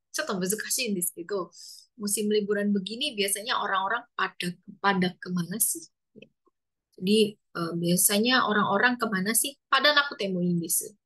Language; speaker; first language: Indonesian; native; Indonesian